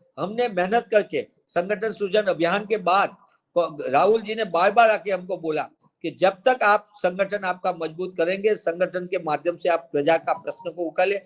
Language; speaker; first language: Hindi; non-native, local second language; Gujarati